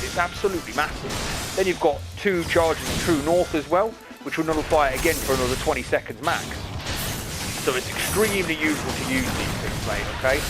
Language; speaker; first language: English; native; English